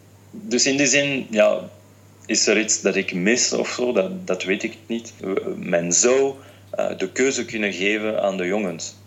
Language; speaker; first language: Dutch; non-native, fluent; French